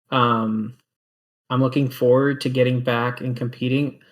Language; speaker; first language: English; native; English